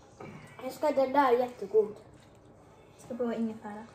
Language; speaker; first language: Swedish; early bilingual, other home language; Vietnamese